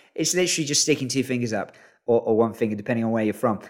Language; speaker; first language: English; native; English